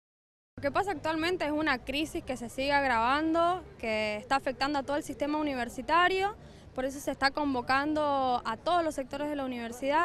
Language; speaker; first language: Spanish; native; Spanish